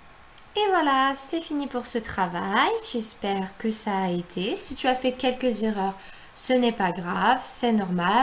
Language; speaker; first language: French; native; French